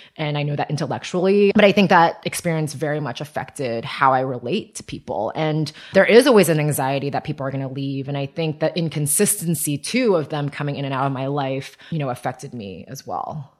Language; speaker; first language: English; early bilingual, other home language; Chinese